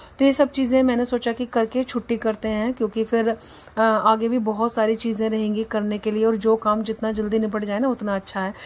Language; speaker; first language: Hindi; native; Hindi